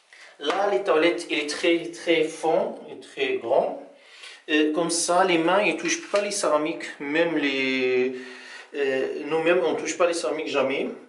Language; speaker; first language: French; non-native, fluent; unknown